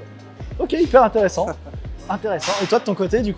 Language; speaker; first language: French; native; French